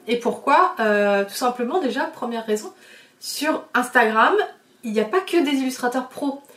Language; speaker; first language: French; native; French